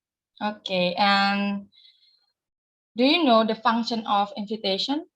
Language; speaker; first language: English; non-native, learner; Indonesian